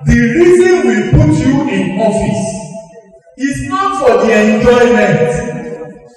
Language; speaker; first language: English; non-native, local second language; Yoruba